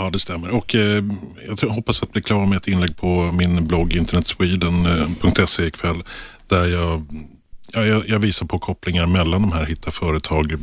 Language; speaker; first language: Swedish; native; Swedish